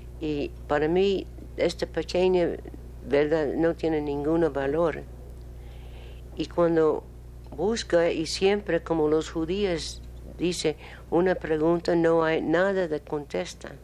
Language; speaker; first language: Spanish; non-native, learner; English